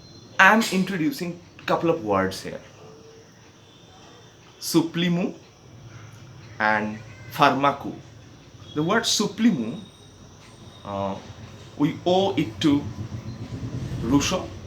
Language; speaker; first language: English; non-native, local second language; Bangla